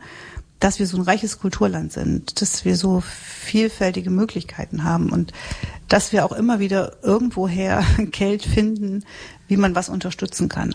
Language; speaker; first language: German; native; German